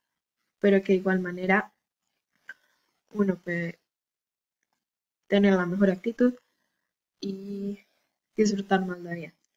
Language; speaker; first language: Spanish; native; Spanish